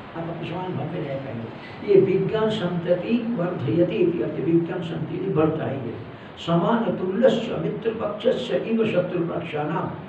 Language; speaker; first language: Hindi; non-native, local second language; Malayalam